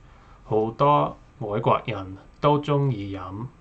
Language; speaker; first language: Cantonese; non-native, learner; English